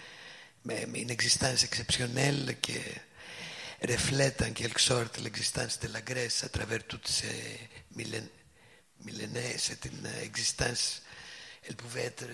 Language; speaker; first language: French; non-native, fluent; Greek